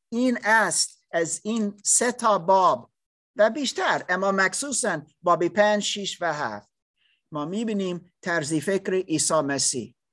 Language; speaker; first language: Persian; non-native, learner; English